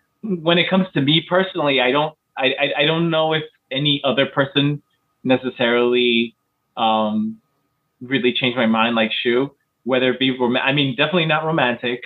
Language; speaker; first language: English; native; English